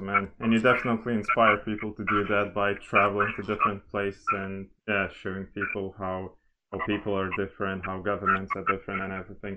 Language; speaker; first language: English; non-native, fluent; Lithuanian